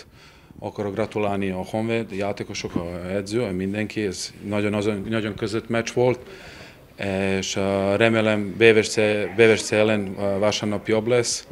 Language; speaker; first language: Hungarian; non-native, learner; Serbian